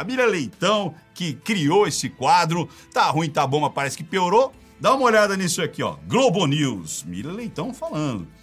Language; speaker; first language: Portuguese; native; Portuguese